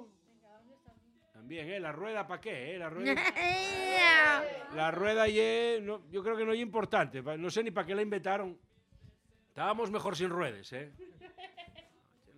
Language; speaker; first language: Spanish; native; Spanish